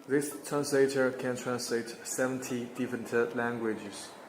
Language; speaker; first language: English; non-native, learner; Chinese